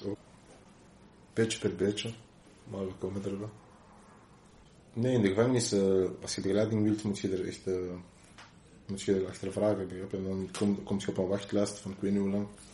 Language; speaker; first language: Dutch; non-native, local second language; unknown